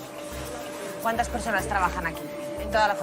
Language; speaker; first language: Spanish; native; Spanish